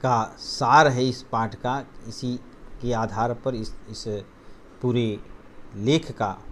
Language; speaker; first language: Hindi; non-native, local second language; Marathi